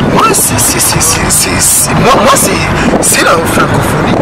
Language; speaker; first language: French; non-native, learner; Rundi